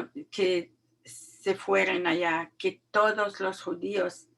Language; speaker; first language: Spanish; non-native, learner; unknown